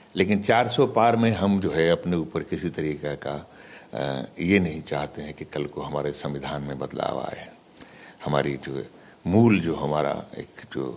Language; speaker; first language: Hindi; native; Hindi